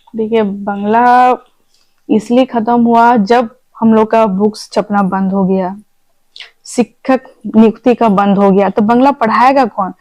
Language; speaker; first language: Hindi; non-native, local second language; Bangla